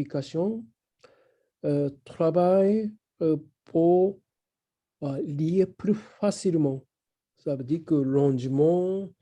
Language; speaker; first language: French; non-native, fluent; Japanese